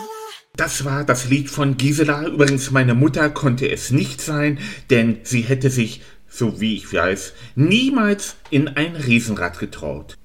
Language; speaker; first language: German; native; German